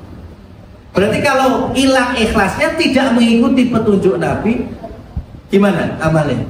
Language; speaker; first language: Indonesian; native; Indonesian